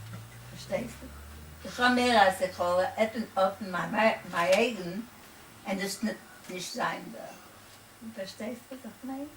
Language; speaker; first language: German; non-native, learner; Yiddish